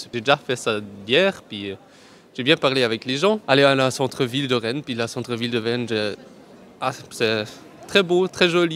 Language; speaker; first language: French; non-native, learner; German